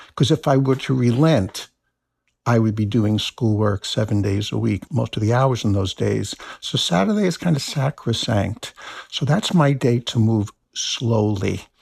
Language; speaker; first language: English; native; English